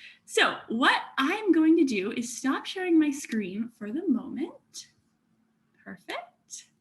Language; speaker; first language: English; native; English